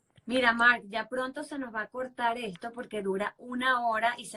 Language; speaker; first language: Spanish; native; Spanish